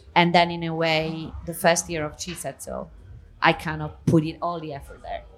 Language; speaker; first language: English; non-native, fluent; Italian